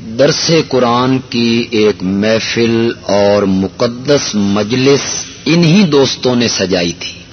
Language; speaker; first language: Urdu; non-native, local second language; Punjabi